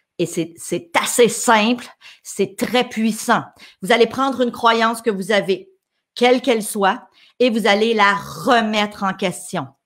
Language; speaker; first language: French; native; French